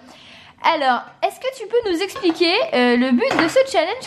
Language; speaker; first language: French; native; French